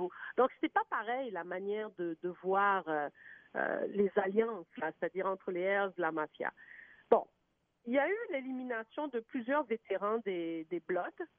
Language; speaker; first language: French; native; French